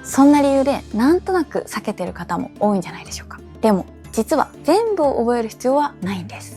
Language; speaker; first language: Japanese; native; Japanese